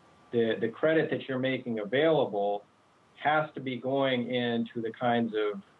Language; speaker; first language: English; native; English